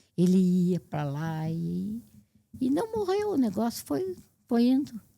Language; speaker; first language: Portuguese; native; Portuguese